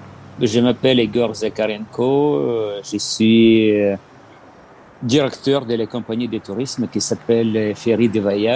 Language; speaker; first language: French; non-native, fluent; Ukrainian